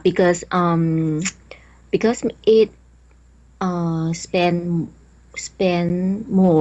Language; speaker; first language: English; non-native, learner; Chinese